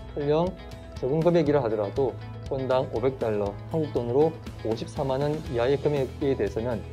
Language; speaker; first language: Korean; native; Korean